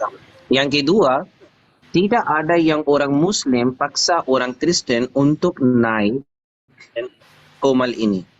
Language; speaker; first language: Indonesian; non-native, learner; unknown